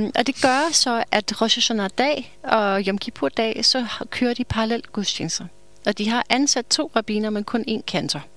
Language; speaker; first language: Danish; non-native, fluent; English